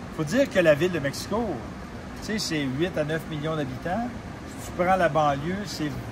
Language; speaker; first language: French; native; French